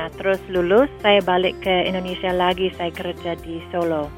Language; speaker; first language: Indonesian; non-native, fluent; English